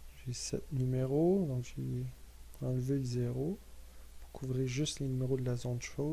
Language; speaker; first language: French; native; French